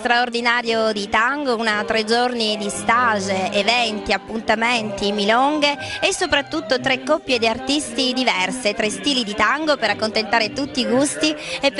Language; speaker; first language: Italian; native; Italian